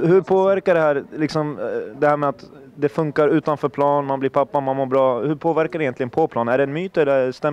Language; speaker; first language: Swedish; native; Swedish